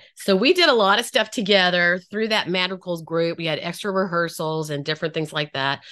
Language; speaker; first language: English; native; English